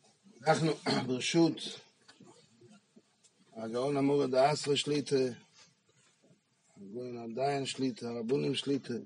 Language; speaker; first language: Hebrew; non-native, fluent; French